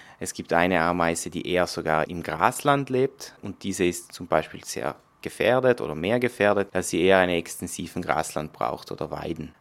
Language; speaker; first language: German; non-native, local second language; Italian